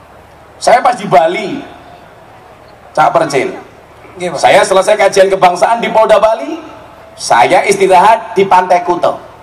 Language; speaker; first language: Indonesian; non-native, local second language; Javanese